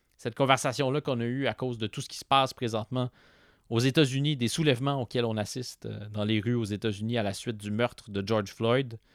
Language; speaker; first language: French; native; French